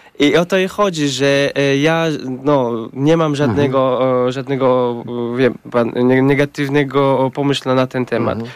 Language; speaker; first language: Polish; non-native, learner; Tajik